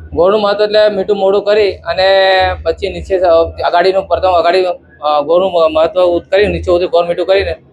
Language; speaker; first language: Gujarati; non-native, local second language; Bhili